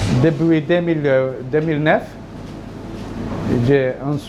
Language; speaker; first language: French; non-native, learner; Somali